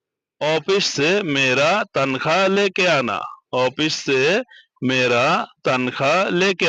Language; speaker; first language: Hindi; non-native, fluent; Bangla